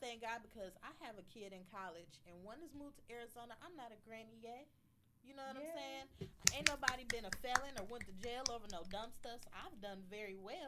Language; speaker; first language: English; native; English